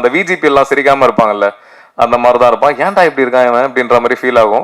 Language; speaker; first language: Tamil; native; Tamil